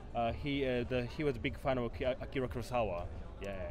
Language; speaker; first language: English; non-native, fluent; Japanese